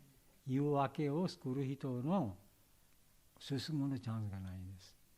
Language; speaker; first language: Japanese; non-native, learner; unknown